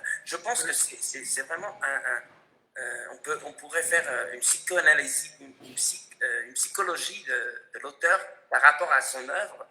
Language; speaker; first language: French; non-native, fluent; Spanish